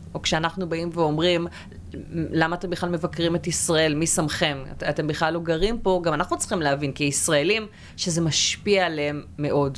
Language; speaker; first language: Hebrew; early bilingual, other home language; Russian